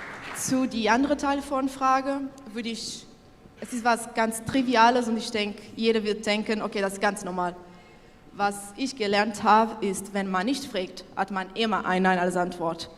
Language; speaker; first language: German; non-native, local second language; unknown